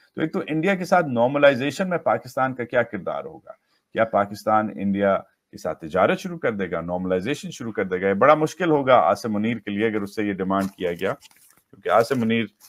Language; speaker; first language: Urdu; native; Urdu